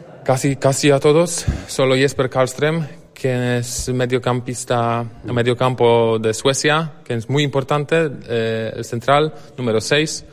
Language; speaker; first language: Spanish; non-native, fluent; Polish